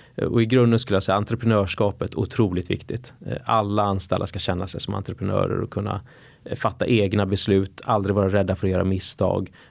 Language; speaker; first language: Swedish; native; Swedish